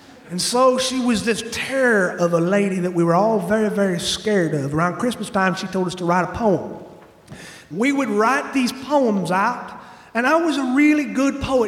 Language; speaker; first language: English; native; English